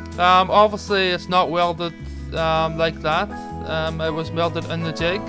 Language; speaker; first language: English; native; English